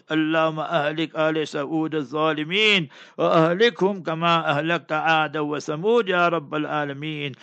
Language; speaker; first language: Arabic; non-native, fluent; English